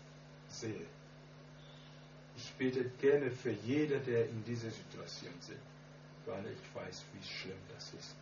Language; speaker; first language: German; non-native, learner; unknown